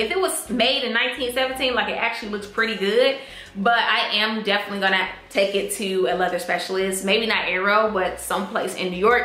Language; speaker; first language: English; native; English